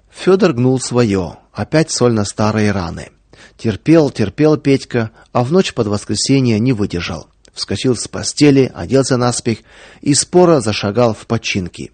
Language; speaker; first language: Russian; native; Russian